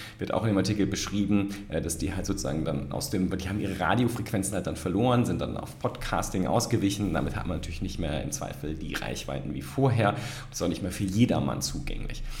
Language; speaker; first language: German; native; German